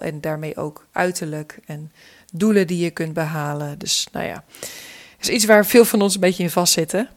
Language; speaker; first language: Dutch; native; Dutch